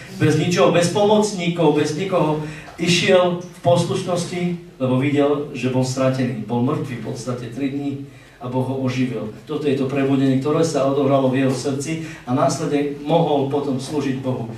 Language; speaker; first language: Slovak; native; Slovak